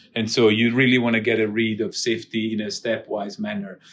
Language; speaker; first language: English; non-native, fluent; Italian